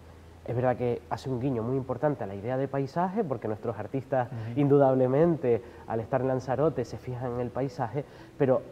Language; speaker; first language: Spanish; native; Spanish